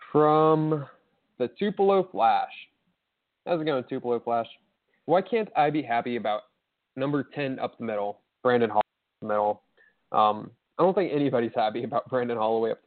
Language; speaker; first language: English; native; English